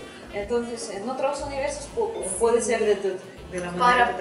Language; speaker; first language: Spanish; non-native, fluent; Russian